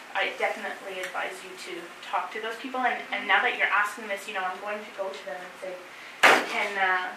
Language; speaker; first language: English; native; English